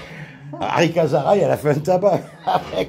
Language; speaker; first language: French; native; French